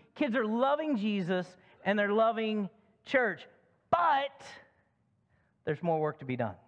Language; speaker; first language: English; native; English